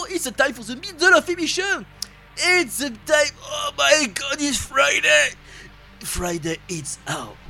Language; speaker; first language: English; non-native, learner; French